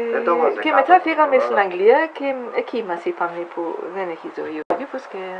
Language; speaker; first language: Greek; non-native, fluent; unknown